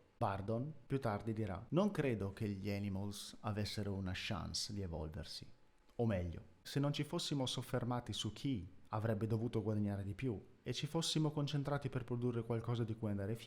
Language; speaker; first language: Italian; native; Italian